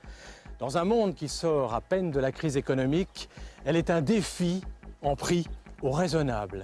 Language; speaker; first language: French; native; French